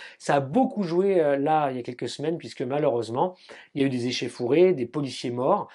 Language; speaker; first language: French; native; French